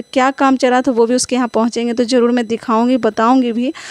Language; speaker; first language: Hindi; native; Hindi